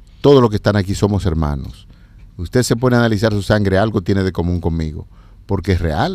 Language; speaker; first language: Spanish; native; Spanish